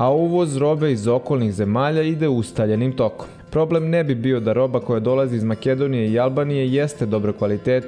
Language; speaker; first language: Serbian; native; Serbian